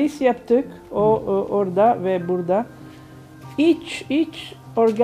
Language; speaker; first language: Turkish; non-native, learner; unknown